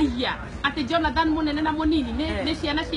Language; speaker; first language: Kikuyu; native; Kikuyu